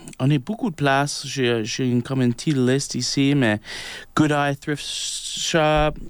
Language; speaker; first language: French; non-native, local second language; English